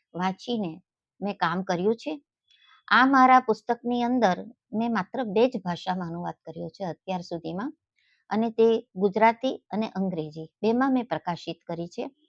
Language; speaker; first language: Gujarati; native; Gujarati